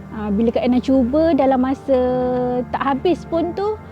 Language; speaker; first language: Malay; native; Malay